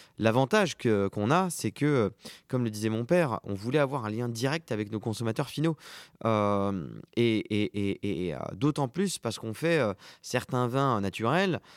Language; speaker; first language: French; native; French